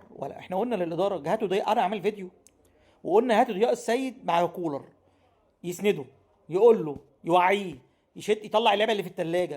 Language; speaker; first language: Arabic; native; Arabic